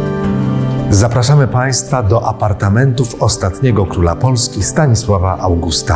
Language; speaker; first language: Polish; native; Polish